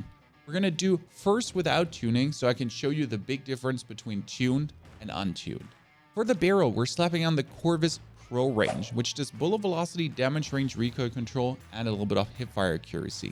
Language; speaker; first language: English; non-native, fluent; German